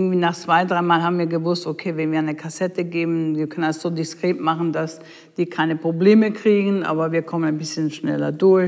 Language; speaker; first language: German; non-native, fluent; English